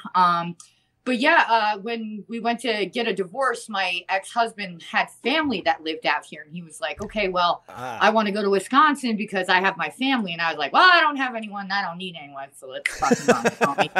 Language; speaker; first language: English; native; English